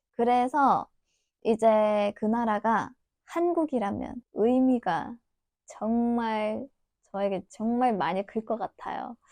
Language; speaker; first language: Korean; non-native, fluent; Turkish